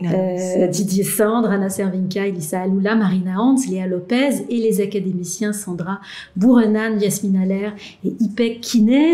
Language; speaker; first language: French; native; French